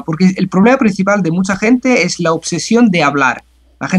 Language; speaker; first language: Spanish; non-native, fluent; Italian